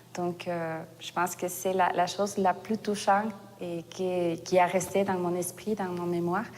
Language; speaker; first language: French; non-native, fluent; Spanish